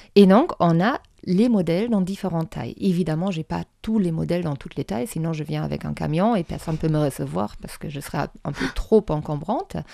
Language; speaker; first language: French; non-native, fluent; German